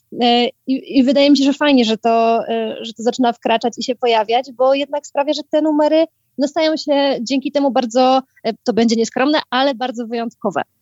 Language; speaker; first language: Polish; native; Polish